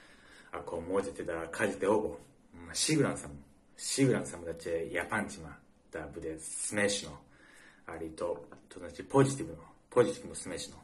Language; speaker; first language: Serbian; non-native, learner; Japanese